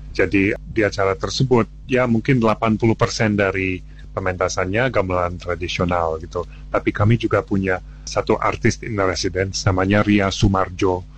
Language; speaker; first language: Indonesian; non-native, fluent; English